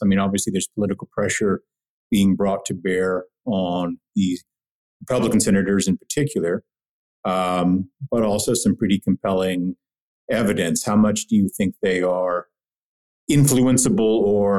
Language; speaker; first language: English; native; English